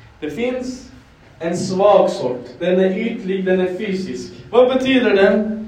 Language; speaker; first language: Swedish; non-native, fluent; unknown